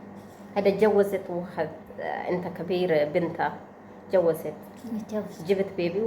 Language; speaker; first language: Arabic; non-native, learner; Amharic